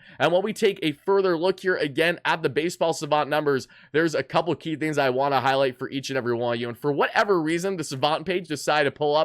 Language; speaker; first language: English; native; English